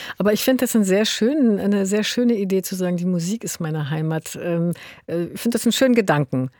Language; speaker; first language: German; native; German